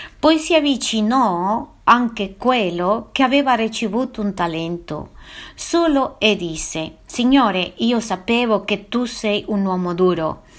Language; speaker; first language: Italian; non-native, fluent; Spanish